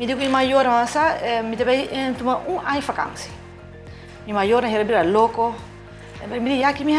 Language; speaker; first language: Dutch; non-native, local second language; Papiamento